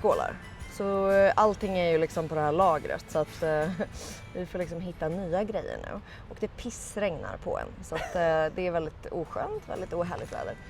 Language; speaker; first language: Swedish; native; Swedish